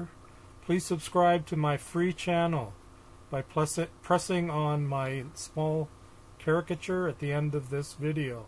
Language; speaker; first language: English; native; English